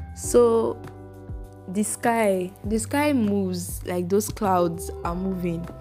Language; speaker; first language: English; non-native, local second language; Yoruba